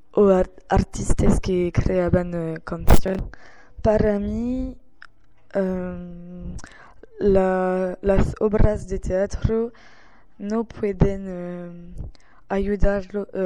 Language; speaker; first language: Spanish; non-native, learner; French